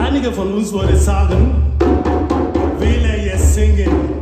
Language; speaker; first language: German; non-native, fluent; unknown